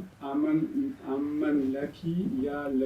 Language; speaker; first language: Arabic; non-native, learner; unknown